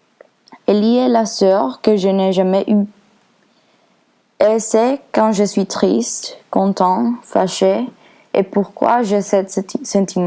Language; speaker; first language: French; non-native, learner; Spanish